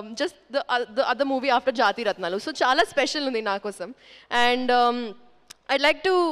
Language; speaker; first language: Telugu; non-native, fluent; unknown